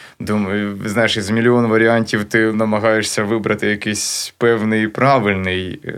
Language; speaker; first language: Ukrainian; native; Ukrainian